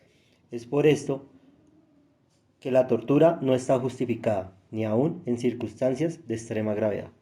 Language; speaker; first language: Spanish; native; Spanish